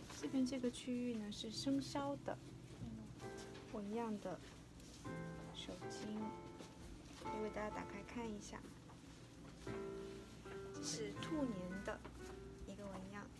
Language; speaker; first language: Chinese; native; Chinese